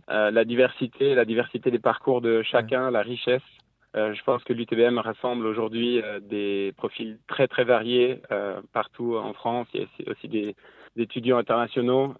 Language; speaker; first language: French; native; French